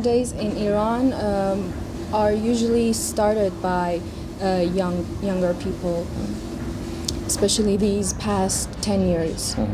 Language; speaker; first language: English; non-native, fluent; Persian